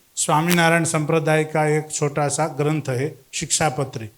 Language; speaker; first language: Hindi; non-native, local second language; Gujarati